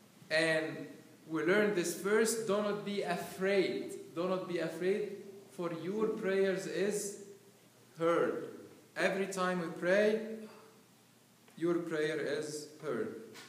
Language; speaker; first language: English; non-native, fluent; Arabic